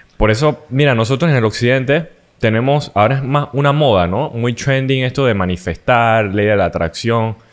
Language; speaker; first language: Spanish; native; Spanish